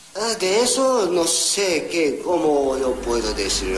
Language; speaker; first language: Spanish; non-native, fluent; Korean